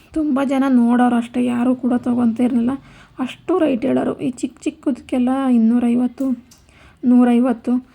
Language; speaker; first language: Kannada; native; Kannada